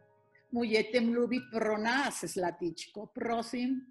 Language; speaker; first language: Czech; non-native, learner; Spanish